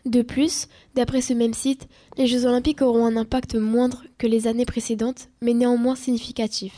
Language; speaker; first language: French; native; French